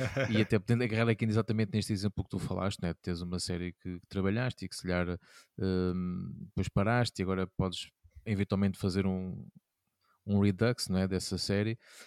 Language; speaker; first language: Portuguese; native; Portuguese